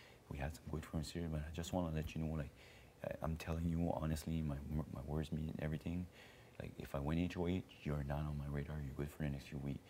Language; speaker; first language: English; non-native, fluent; French